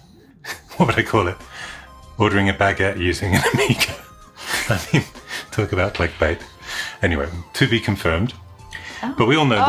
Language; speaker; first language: English; native; English